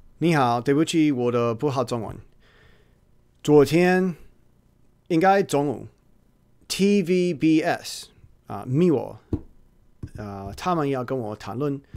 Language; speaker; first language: Chinese; non-native, learner; English